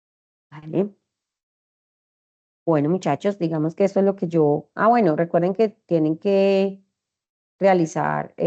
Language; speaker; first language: Spanish; native; Spanish